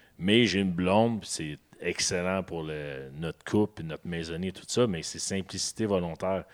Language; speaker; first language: French; native; French